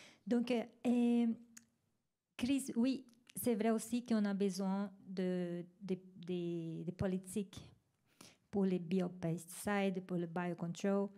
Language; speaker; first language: French; non-native, fluent; Spanish